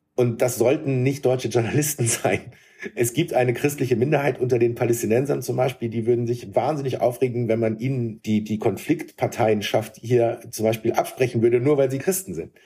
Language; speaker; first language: German; early bilingual, other home language; Arabic